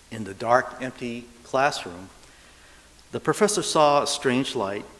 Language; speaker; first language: English; native; English